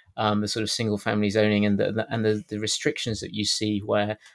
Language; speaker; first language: English; native; English